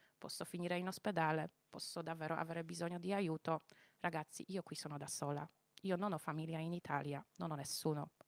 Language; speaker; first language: Italian; non-native, fluent; Polish